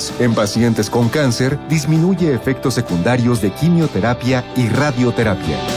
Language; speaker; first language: Spanish; native; Spanish